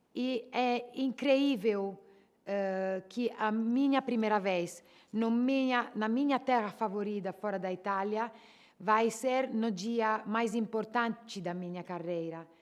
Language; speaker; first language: Portuguese; non-native, fluent; Italian